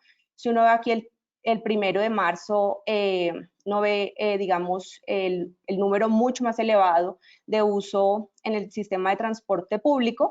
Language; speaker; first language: Spanish; native; Spanish